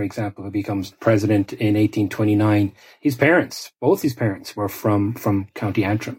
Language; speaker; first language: English; native; English